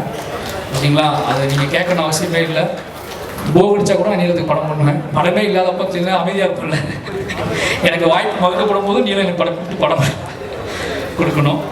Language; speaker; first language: Tamil; native; Tamil